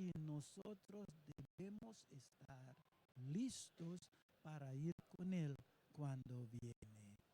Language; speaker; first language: Spanish; non-native, learner; Papiamento